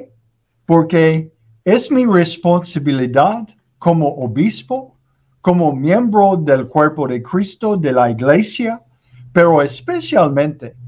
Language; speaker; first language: Spanish; non-native, learner; English